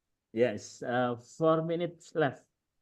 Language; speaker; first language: English; non-native, fluent; Indonesian